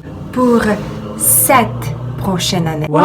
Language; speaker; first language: French; non-native, fluent; Russian